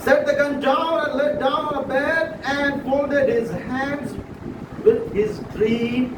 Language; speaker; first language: English; non-native, local second language; Marathi